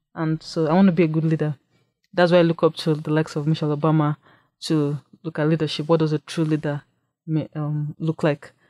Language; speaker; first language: English; non-native, local second language; Yoruba